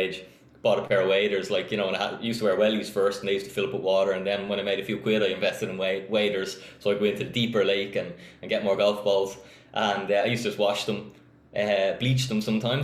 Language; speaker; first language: English; native; English